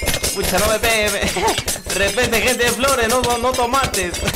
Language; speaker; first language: Spanish; native; Spanish